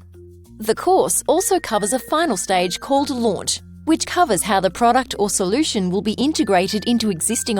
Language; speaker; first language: English; native; English